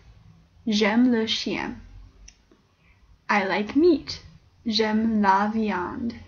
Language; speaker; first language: French; non-native, fluent; English